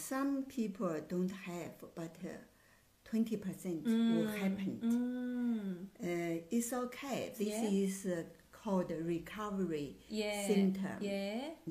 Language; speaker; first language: English; non-native, learner; Chinese